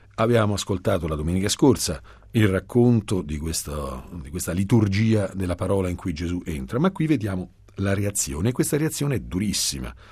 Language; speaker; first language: Italian; native; Italian